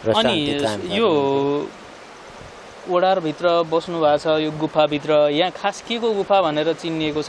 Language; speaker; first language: Nepali; native; Nepali